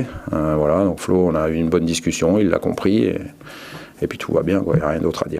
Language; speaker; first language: French; native; French